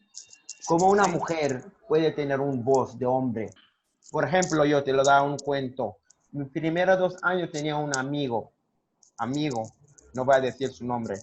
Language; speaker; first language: Spanish; non-native, learner; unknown